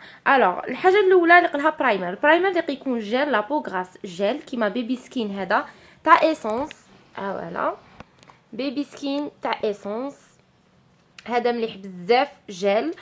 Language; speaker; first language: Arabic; native; Arabic